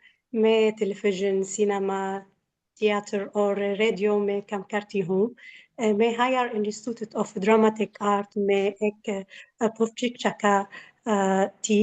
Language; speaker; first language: Hindi; non-native, learner; Arabic